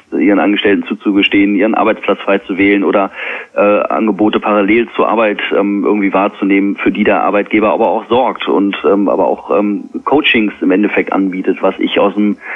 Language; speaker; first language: German; native; German